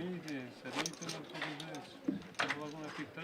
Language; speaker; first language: Italian; non-native, fluent; Albanian